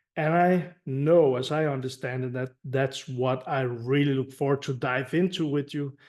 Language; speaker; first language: English; non-native, fluent; Danish